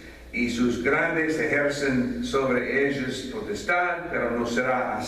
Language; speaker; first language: Spanish; non-native, fluent; English